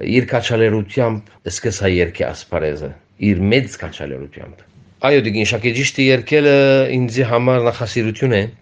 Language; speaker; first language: Armenian; early bilingual, heritage; Armenian